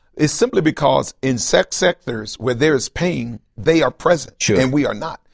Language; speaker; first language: English; native; English